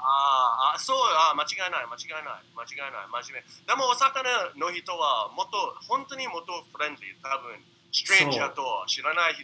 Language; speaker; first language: Japanese; non-native, fluent; English